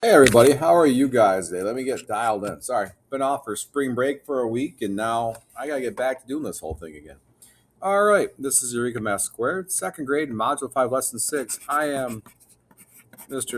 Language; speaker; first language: English; native; English